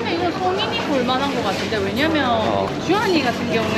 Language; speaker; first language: Korean; native; Korean